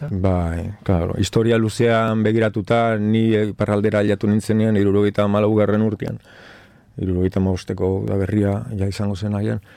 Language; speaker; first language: Basque; non-native, local second language; Spanish